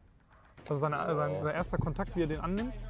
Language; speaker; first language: German; native; German